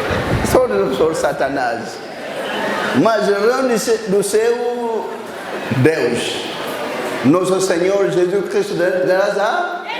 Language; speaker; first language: Portuguese; non-native, learner; Lingala